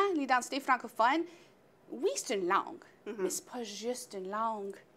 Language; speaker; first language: French; native; French